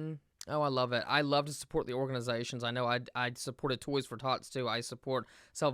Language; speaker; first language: English; native; English